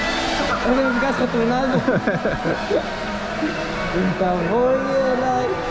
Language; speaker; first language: Hebrew; native; Hebrew